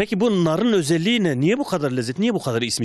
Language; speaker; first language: Turkish; native; Turkish